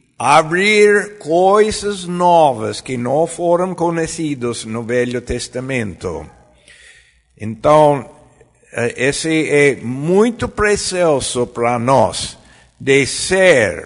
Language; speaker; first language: Portuguese; non-native, fluent; Spanish